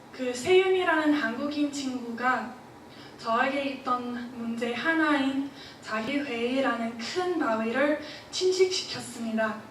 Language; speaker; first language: Korean; non-native, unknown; English